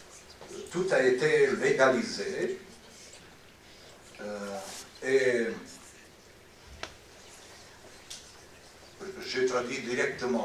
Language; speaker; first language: French; non-native, fluent; Romanian